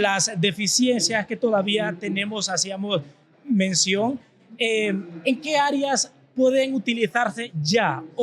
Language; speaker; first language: Spanish; native; Spanish